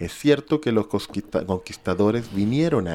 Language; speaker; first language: Spanish; native; Spanish